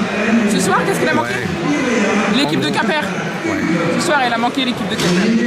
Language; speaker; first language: French; native; French